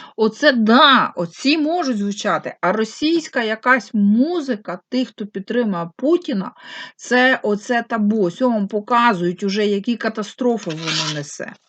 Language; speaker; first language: Ukrainian; non-native, local second language; Russian